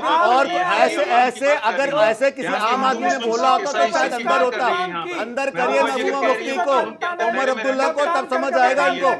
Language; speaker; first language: Hindi; native; Hindi